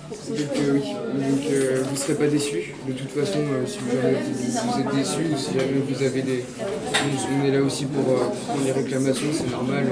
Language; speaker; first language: French; native; French